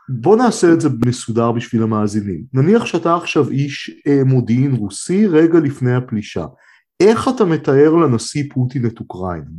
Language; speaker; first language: Hebrew; native; Hebrew